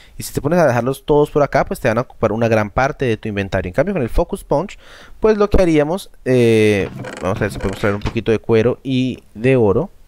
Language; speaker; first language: Spanish; native; Spanish